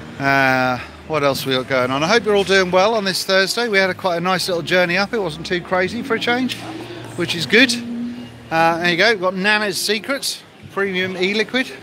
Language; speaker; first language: English; native; English